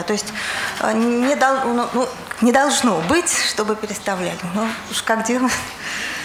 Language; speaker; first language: Russian; native; Russian